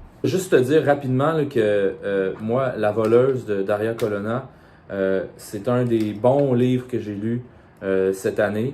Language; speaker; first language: French; native; French